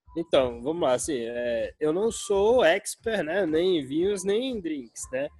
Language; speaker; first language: Portuguese; native; Portuguese